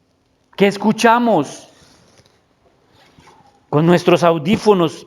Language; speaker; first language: Spanish; native; Spanish